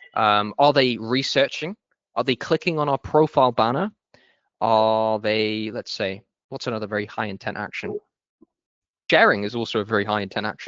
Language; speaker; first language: English; native; English